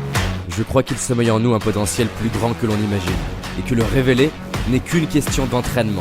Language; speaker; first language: French; native; French